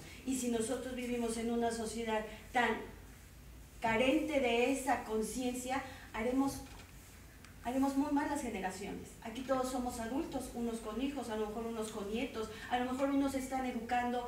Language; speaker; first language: Spanish; native; Spanish